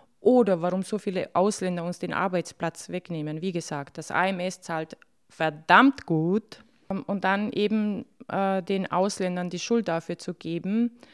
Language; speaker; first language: German; early bilingual, other home language; Bosnian